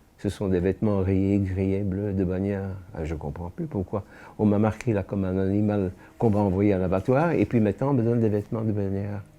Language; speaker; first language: French; native; French